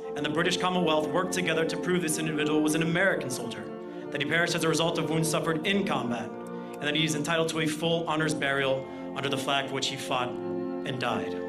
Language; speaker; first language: English; native; English